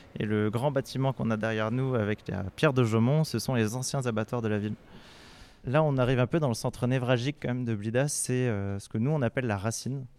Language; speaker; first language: French; native; French